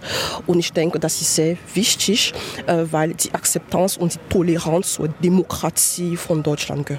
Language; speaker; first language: German; non-native, fluent; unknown